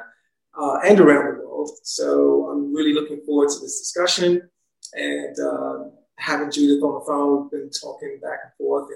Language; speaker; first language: English; native; English